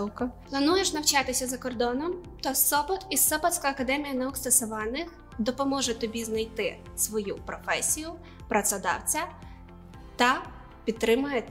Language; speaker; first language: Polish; non-native, learner; Ukrainian